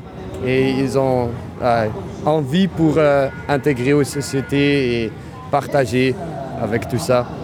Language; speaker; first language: French; non-native, learner; Dutch